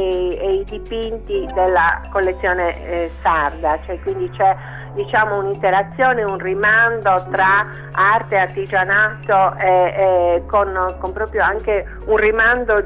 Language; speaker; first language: Italian; native; Italian